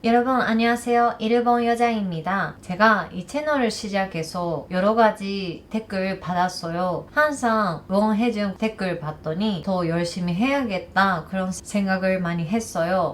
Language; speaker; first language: Korean; non-native, learner; Japanese